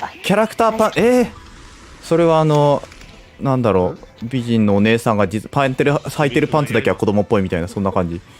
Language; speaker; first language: Japanese; native; Japanese